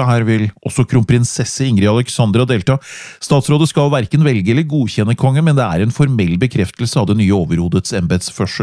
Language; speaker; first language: Norwegian; native; Norwegian